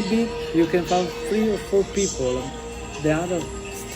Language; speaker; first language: English; non-native, learner; Italian